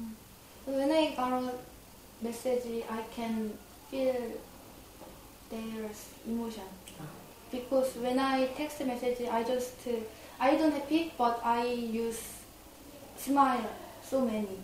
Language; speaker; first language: English; non-native, learner; Korean